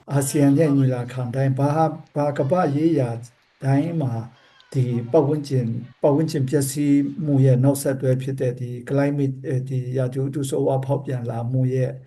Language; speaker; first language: Burmese; non-native, local second language; Kachin